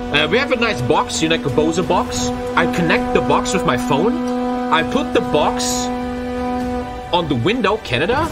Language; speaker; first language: English; non-native, fluent; German